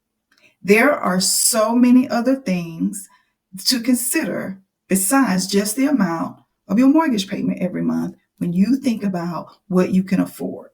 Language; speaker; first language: English; native; English